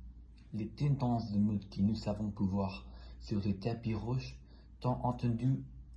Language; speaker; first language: French; non-native, learner; Spanish